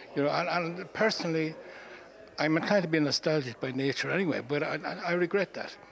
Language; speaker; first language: English; native; English